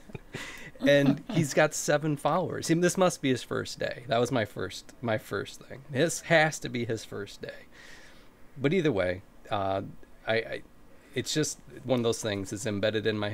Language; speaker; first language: English; native; English